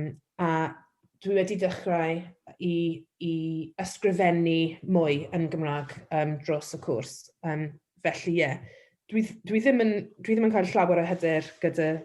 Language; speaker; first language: Welsh; non-native, local second language; English